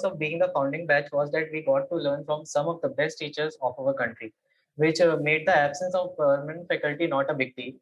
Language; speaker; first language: English; non-native, local second language; Hindi